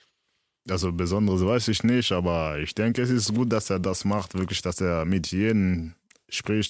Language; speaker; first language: German; early bilingual, other home language; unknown